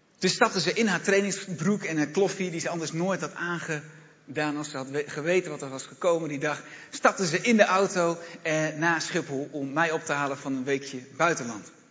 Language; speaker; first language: Dutch; native; Dutch